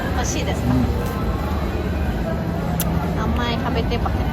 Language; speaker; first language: Japanese; non-native, learner; Thai